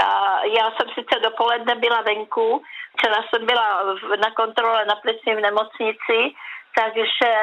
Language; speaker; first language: Czech; native; Czech